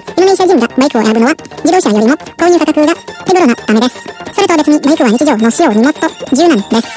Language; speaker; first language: Japanese; non-native, fluent; Indonesian